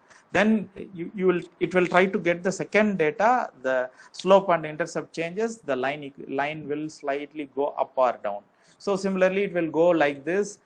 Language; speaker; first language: English; non-native, local second language; Tamil